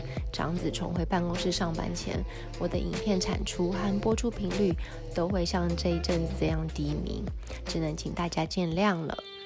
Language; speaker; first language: Chinese; native; Chinese